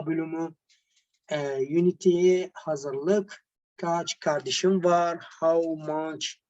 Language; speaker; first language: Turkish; non-native, learner; Arabic